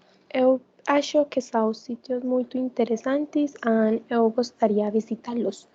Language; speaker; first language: Portuguese; non-native, learner; Spanish